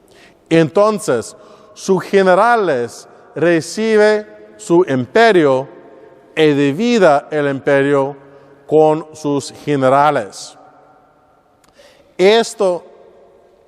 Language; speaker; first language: Spanish; non-native, learner; English